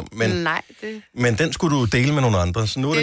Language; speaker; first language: Danish; native; Danish